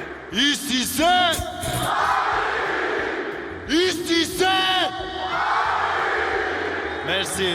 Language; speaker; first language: French; non-native, learner; Swedish